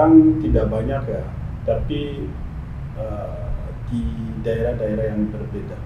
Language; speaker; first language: Indonesian; non-native, fluent; Rundi